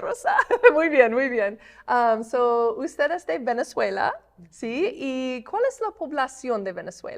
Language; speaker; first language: Spanish; non-native, fluent; English